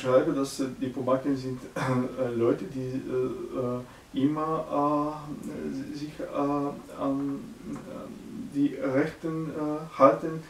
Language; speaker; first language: German; non-native, learner; Bulgarian